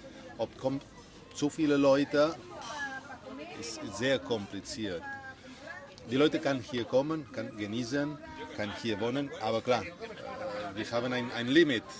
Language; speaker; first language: German; non-native, learner; Spanish